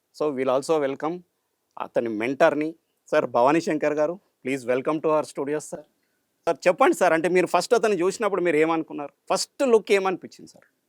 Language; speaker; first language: Telugu; native; Telugu